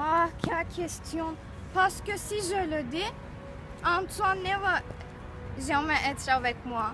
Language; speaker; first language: French; non-native, learner; Turkish